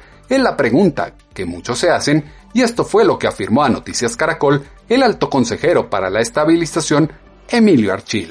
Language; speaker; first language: Spanish; native; Spanish